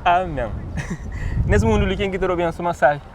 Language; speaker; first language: Portuguese; non-native, local second language; Kabuverdianu